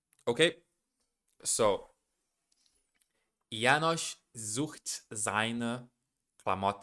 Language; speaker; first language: German; non-native, learner; Portuguese